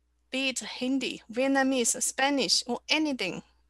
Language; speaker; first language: English; non-native, fluent; Chinese